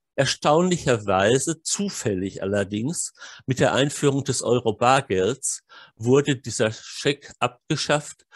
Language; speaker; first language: German; native; German